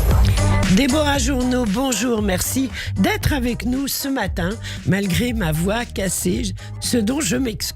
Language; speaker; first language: French; native; French